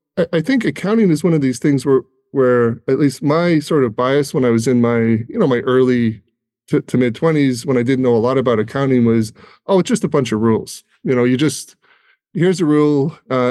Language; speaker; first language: English; native; English